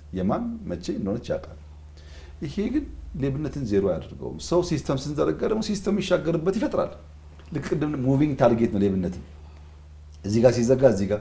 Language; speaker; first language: Amharic; non-native, local second language; Oromo